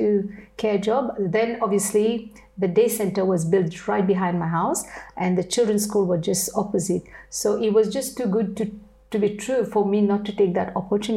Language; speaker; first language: English; non-native, fluent; French